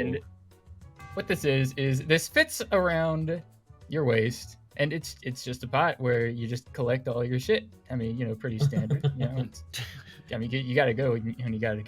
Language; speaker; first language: English; native; English